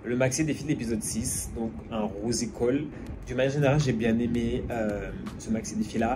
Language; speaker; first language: French; native; French